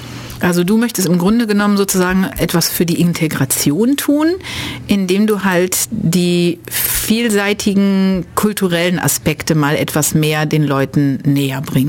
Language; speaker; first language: German; native; German